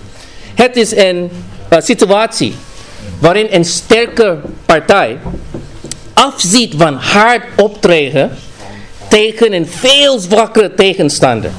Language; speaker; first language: Dutch; non-native, fluent; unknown